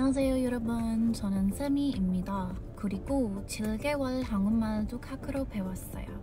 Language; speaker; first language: Korean; non-native, learner; English